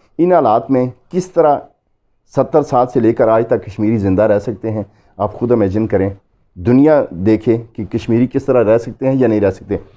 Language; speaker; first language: Urdu; non-native, local second language; Pahari-Potwari